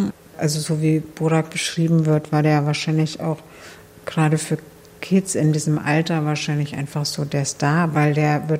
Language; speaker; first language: German; native; German